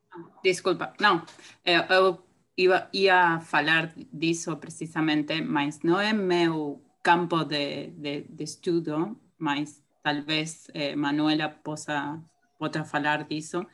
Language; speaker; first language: Portuguese; non-native, fluent; Spanish